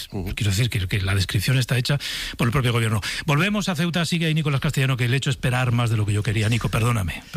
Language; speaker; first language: Spanish; native; Spanish